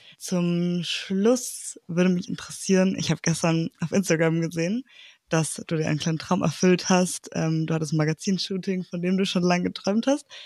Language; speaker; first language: German; native; German